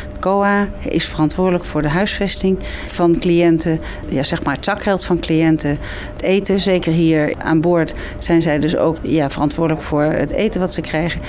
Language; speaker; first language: Dutch; native; Dutch